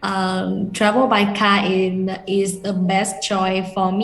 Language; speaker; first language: English; non-native, learner; Vietnamese